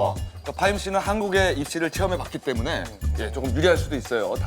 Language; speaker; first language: Korean; native; Korean